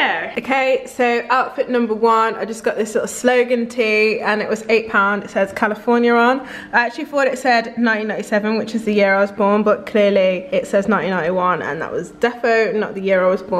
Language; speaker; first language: English; native; English